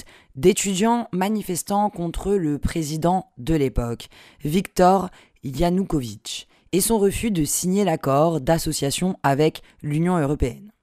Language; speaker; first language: French; native; French